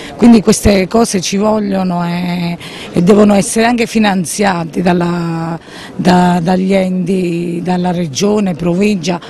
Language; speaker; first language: Italian; native; Italian